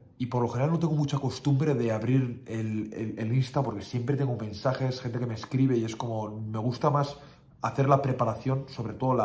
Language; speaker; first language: Spanish; native; Spanish